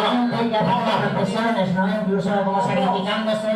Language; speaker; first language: Spanish; native; Spanish